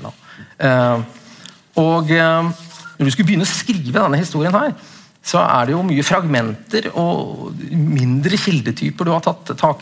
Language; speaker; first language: Norwegian; native; Norwegian